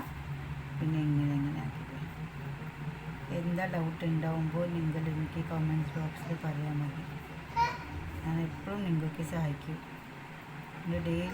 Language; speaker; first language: Malayalam; non-native, fluent; Hindi